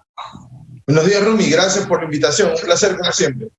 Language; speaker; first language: Spanish; native; Spanish